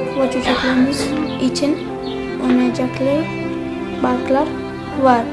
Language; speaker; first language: Turkish; early bilingual, other home language; Arabic